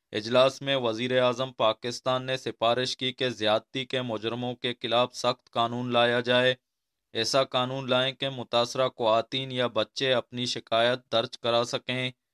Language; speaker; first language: Urdu; non-native, local second language; Baluchi